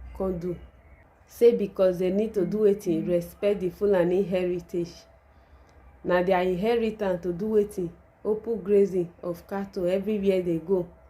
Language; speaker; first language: Nigerian Pidgin; non-native, local second language; Igbo